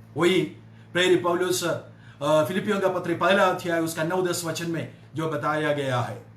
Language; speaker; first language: Hindi; non-native, local second language; Malayalam